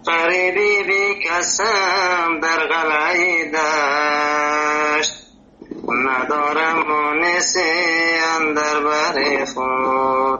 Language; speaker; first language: Persian; native; Persian